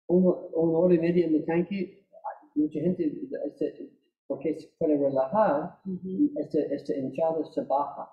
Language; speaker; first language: Spanish; non-native, fluent; English